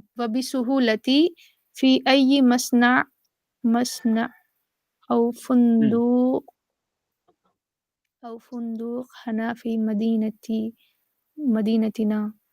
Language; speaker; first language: Arabic; non-native, learner; Urdu